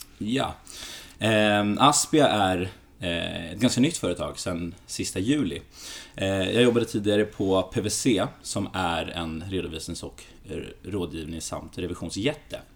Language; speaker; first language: Swedish; early bilingual, other home language; Greek